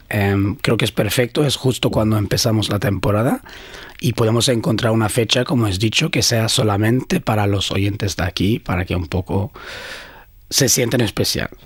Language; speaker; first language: Spanish; non-native, fluent; Persian